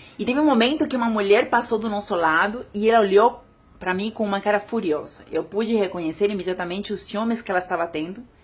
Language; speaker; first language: Portuguese; non-native, fluent; Spanish